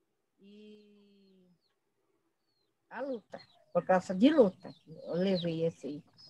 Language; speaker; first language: Portuguese; non-native, local second language; Guarani